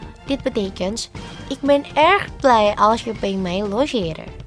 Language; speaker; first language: Dutch; non-native, learner; Indonesian